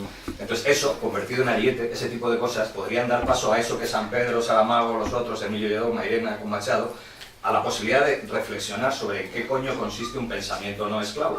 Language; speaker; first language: Spanish; native; Spanish